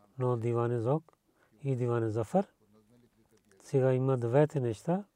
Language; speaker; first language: Bulgarian; non-native, learner; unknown